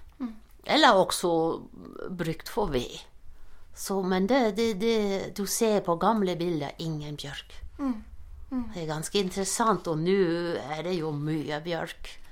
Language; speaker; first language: Norwegian; non-native, fluent; German